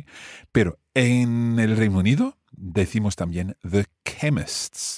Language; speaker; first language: Spanish; non-native, fluent; English